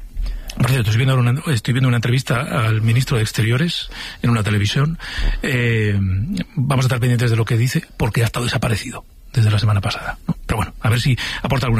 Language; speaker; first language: Spanish; native; Spanish